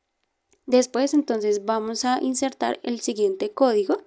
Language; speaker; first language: Spanish; native; Spanish